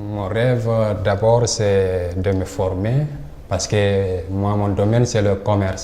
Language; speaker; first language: French; non-native, local second language; Fula